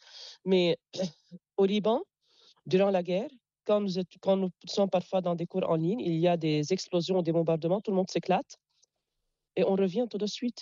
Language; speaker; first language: French; non-native, local second language; Arabic